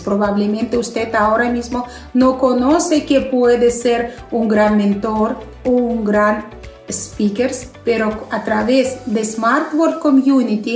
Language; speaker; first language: Spanish; non-native, fluent; Russian